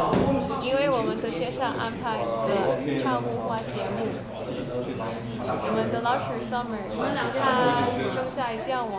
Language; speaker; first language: Chinese; non-native, learner; Filipino